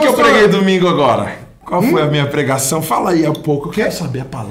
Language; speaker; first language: Portuguese; native; Portuguese